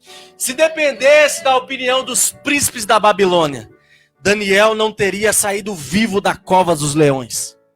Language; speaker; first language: Portuguese; native; Portuguese